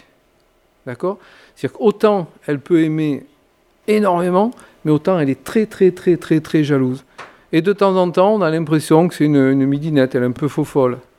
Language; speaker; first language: French; native; French